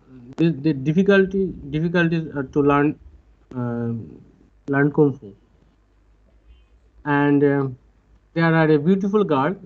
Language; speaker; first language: English; non-native, learner; Bangla